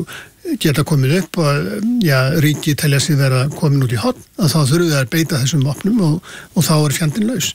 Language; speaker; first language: Icelandic; native; Icelandic